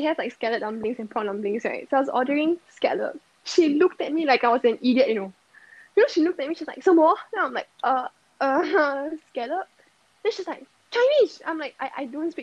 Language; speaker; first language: English; native; English